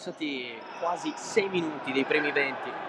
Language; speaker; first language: Italian; native; Italian